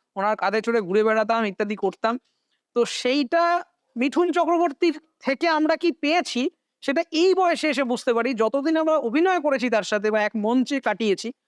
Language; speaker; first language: Bangla; native; Bangla